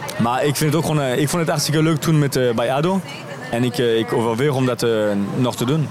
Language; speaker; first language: Dutch; non-native, fluent; French